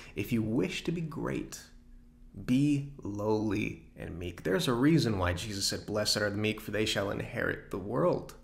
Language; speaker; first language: English; native; English